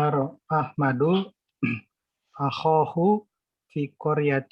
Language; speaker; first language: Arabic; non-native, learner; Indonesian